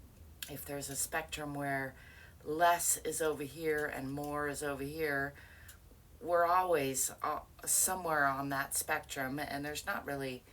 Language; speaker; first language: English; native; English